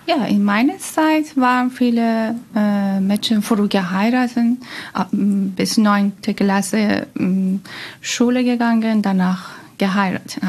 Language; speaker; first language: German; non-native, learner; Persian